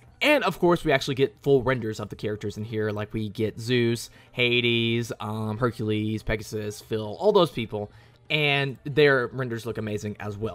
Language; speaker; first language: English; native; English